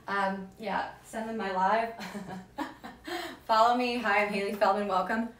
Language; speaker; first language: English; native; English